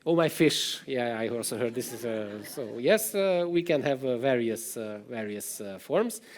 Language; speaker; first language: English; non-native, fluent; Romanian